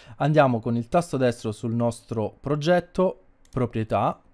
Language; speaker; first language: Italian; native; Italian